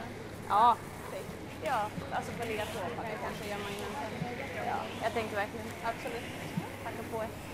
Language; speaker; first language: Swedish; native; Swedish